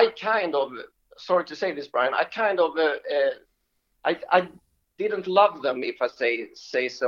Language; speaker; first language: English; non-native, fluent; Swedish